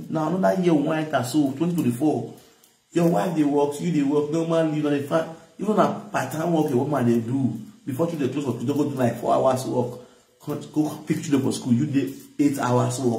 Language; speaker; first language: English; non-native, local second language; Bini